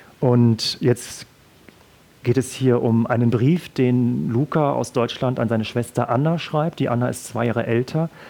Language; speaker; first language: German; native; German